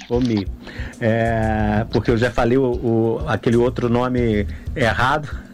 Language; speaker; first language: Portuguese; native; Portuguese